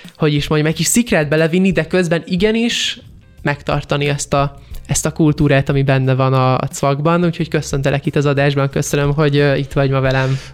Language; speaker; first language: Hungarian; non-native, fluent; Italian